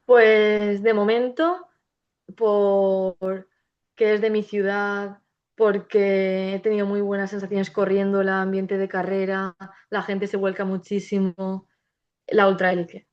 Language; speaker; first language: Spanish; native; Spanish